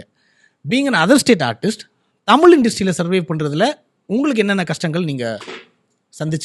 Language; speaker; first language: Tamil; native; Tamil